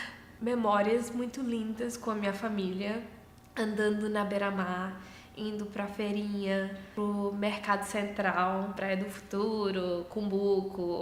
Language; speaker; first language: Portuguese; early bilingual, heritage; English